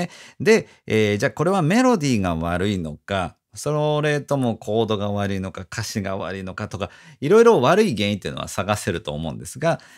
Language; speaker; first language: Japanese; native; Japanese